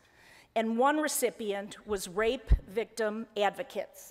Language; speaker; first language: English; native; English